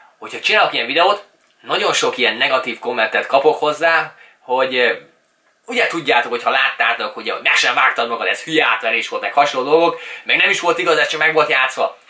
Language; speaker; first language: Hungarian; early bilingual, other home language; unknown